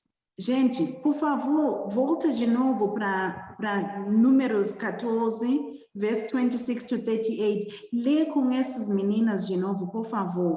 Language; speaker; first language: Portuguese; non-native, learner; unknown